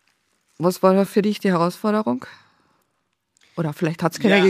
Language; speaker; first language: German; native; German